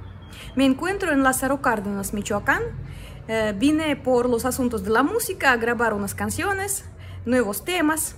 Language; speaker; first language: Spanish; non-native, fluent; Russian